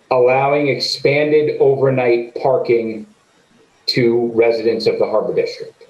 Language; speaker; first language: English; native; English